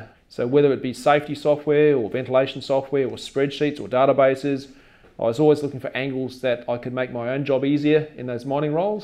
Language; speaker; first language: English; native; English